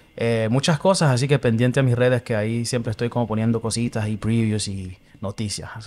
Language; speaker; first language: Spanish; early bilingual, heritage; Spanish